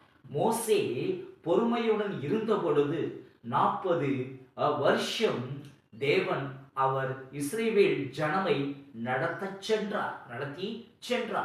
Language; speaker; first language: Tamil; native; Tamil